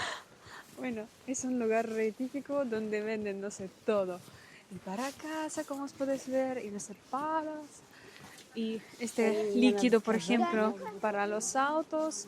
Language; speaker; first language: Spanish; non-native, learner; Russian